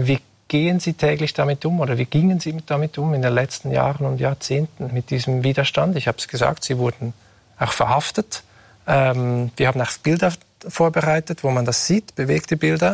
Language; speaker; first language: German; native; German